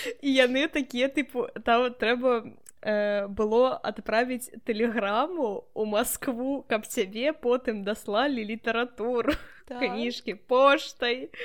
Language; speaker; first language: Belarusian; non-native, local second language; Russian